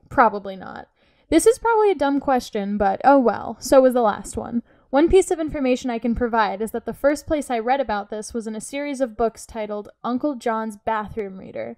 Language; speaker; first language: English; native; English